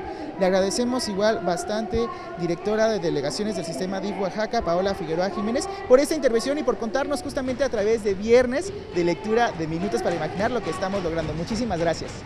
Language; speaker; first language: Spanish; native; Spanish